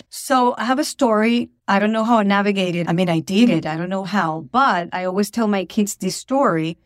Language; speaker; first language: English; non-native, fluent; Spanish